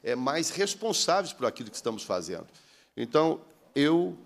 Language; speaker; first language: Portuguese; native; Portuguese